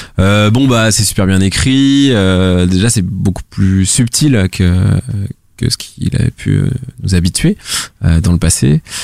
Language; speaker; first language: French; native; French